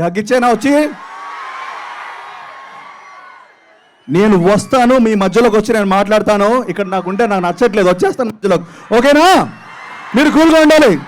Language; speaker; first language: Telugu; native; Telugu